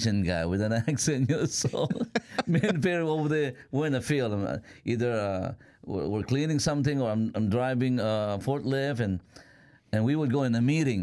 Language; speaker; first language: English; non-native, local second language; Filipino